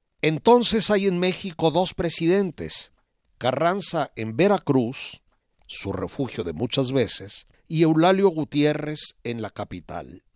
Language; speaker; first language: Spanish; native; Spanish